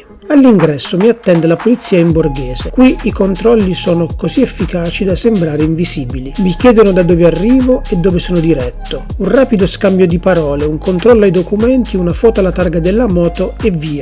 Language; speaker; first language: Italian; native; Italian